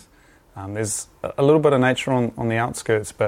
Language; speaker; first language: English; native; English